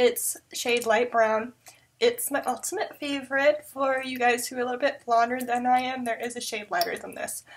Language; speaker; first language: English; native; English